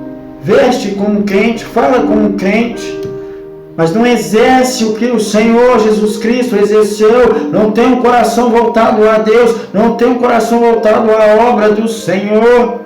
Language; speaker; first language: Portuguese; native; Portuguese